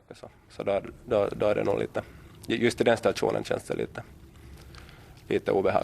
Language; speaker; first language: Swedish; native; Swedish